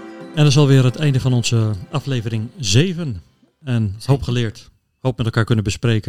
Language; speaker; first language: Dutch; native; Dutch